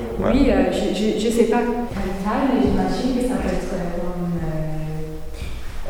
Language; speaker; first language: French; non-native, learner; English